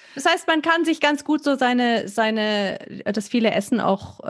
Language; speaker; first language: German; native; German